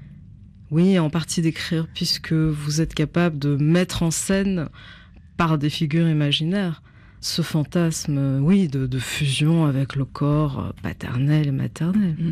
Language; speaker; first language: French; native; French